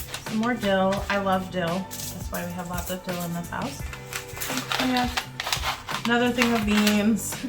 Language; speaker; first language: English; native; English